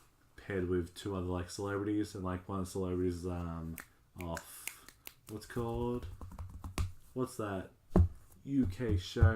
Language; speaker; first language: English; native; English